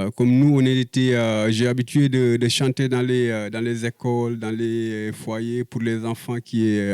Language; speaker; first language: French; non-native, local second language; Wolof